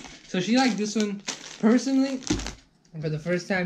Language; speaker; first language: English; early bilingual, other home language; Spanish